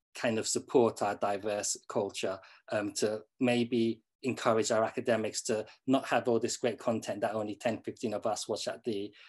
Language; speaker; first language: English; native; English